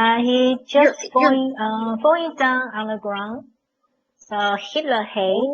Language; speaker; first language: English; non-native, learner; Chinese